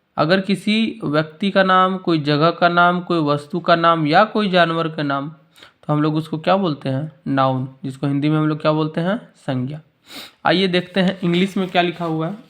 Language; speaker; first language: Hindi; native; Hindi